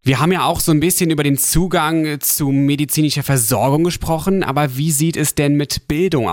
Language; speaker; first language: German; native; German